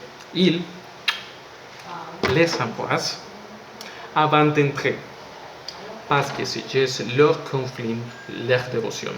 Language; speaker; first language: French; non-native, learner; Spanish